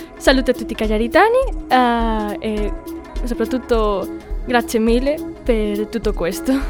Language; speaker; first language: Italian; non-native, fluent; Spanish